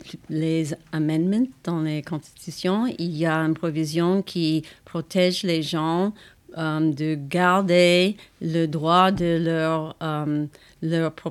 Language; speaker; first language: French; non-native, fluent; English